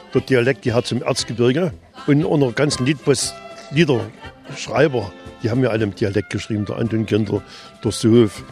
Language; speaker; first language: German; native; German